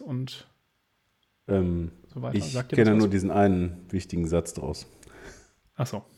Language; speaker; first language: German; native; German